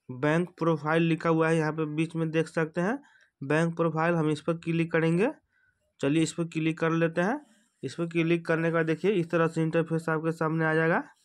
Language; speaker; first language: Hindi; native; Hindi